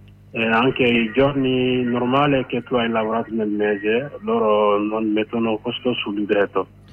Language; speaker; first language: Italian; non-native, learner; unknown